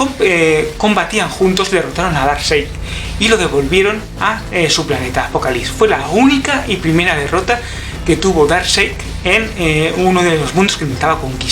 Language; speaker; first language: Spanish; native; Spanish